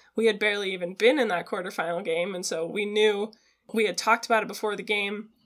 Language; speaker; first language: English; native; English